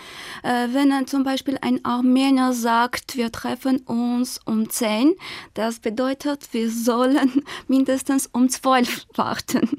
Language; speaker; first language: German; non-native, fluent; Armenian